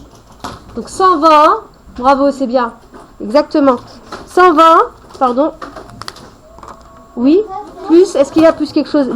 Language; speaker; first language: French; native; French